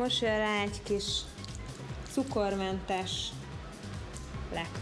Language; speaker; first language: Hungarian; native; Hungarian